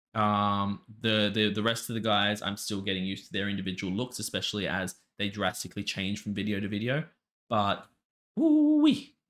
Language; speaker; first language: English; native; English